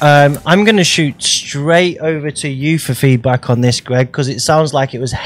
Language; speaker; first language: English; native; English